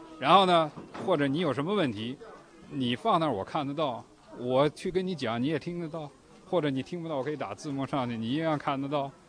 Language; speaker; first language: Chinese; native; Chinese